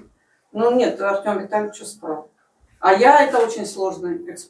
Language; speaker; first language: Russian; native; Russian